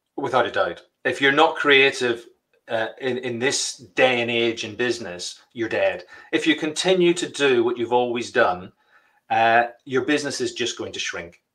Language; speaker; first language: English; native; English